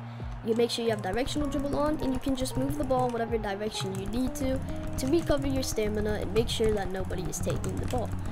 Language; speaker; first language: English; native; English